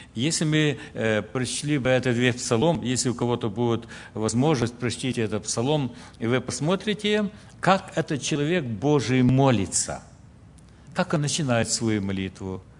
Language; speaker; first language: Russian; early bilingual, other home language; Ukrainian